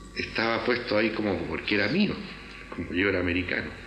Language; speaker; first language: Spanish; native; Spanish